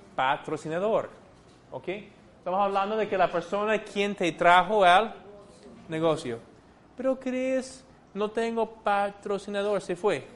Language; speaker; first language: Spanish; non-native, fluent; English